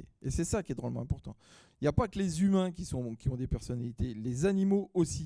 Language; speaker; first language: French; native; French